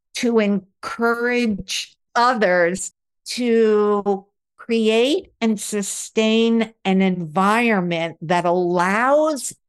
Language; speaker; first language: English; native; English